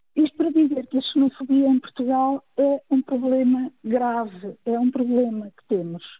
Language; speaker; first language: Portuguese; native; Portuguese